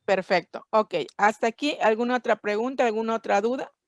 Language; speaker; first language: Spanish; native; Spanish